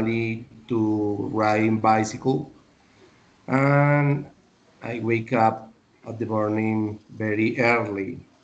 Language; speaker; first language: English; non-native, learner; Spanish